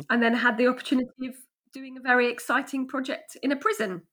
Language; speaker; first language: English; native; English